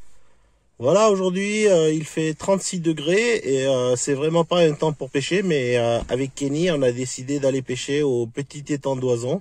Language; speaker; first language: French; native; French